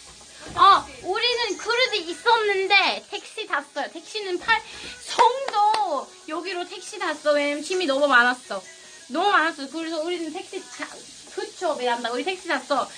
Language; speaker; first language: Korean; non-native, learner; Swedish